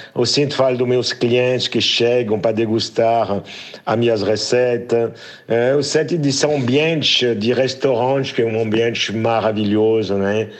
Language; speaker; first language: Portuguese; non-native, fluent; French